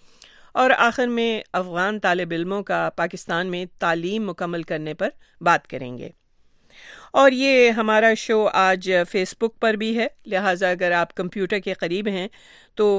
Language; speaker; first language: Urdu; native; Urdu